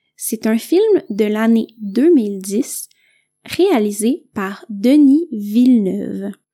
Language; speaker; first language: French; native; French